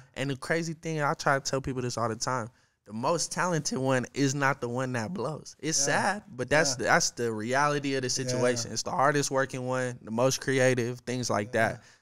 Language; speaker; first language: English; native; English